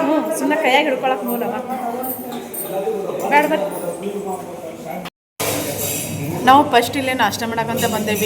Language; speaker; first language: Kannada; native; Kannada